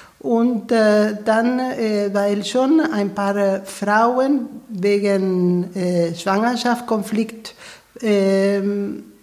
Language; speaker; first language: German; non-native, fluent; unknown